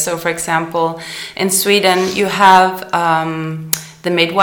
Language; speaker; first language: English; non-native, fluent; Danish